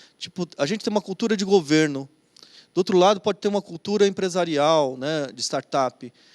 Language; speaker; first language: Portuguese; native; Portuguese